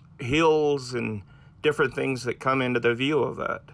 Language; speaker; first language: English; native; English